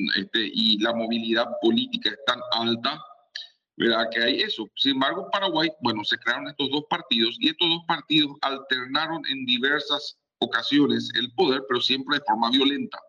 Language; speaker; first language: Spanish; native; Spanish